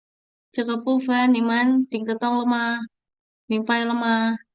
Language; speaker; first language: Chinese; non-native, fluent; Indonesian